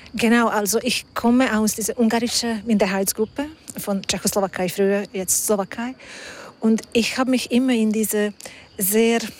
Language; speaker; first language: German; non-native, fluent; Hungarian